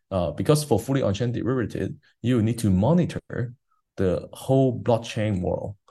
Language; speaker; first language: English; non-native, fluent; Chinese